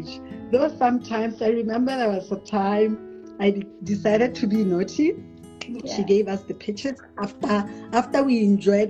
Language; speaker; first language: English; non-native, local second language; Tswana